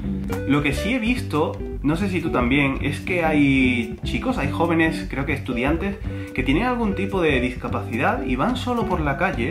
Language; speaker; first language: Spanish; native; Spanish